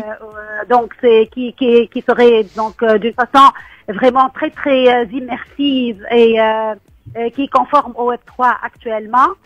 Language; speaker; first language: French; non-native, local second language; Arabic